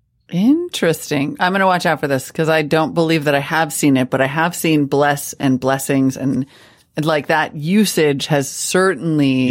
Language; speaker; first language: English; native; English